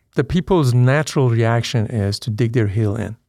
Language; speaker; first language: English; non-native, fluent; Persian